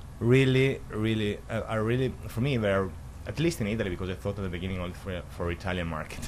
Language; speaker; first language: English; non-native, learner; Italian